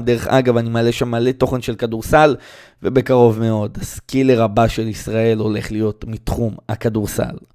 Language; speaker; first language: Hebrew; native; Hebrew